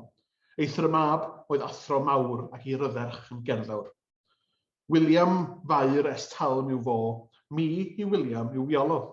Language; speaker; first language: Welsh; native; Welsh